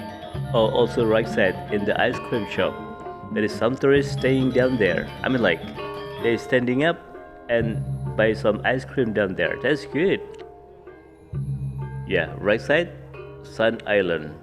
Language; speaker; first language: English; non-native, learner; Indonesian